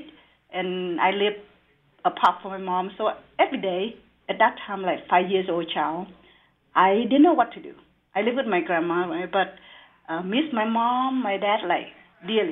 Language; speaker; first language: English; non-native, learner; Vietnamese